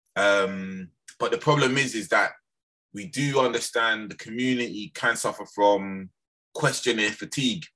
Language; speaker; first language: English; native; English